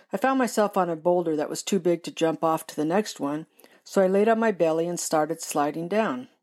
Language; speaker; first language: English; native; English